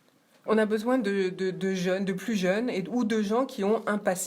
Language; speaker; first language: French; native; French